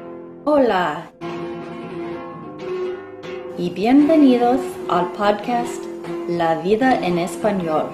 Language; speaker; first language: Spanish; non-native, fluent; English